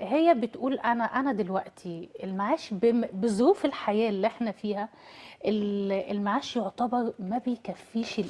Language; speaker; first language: Arabic; native; Arabic